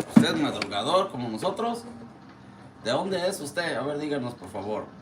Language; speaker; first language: Spanish; early bilingual, heritage; Spanish